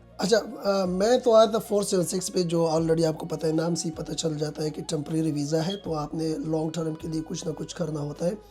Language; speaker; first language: Urdu; non-native, local second language; Pashto